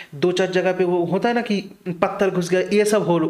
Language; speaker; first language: Hindi; non-native, local second language; Bangla